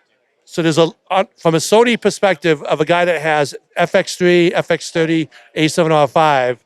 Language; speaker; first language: English; native; English